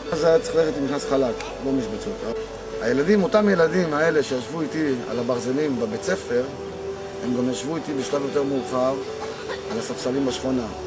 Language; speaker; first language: Hebrew; native; Hebrew